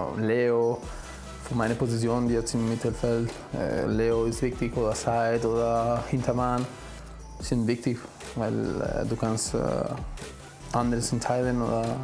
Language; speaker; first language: German; non-native, learner; Spanish